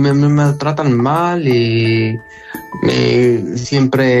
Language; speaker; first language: Spanish; non-native, learner; Arabic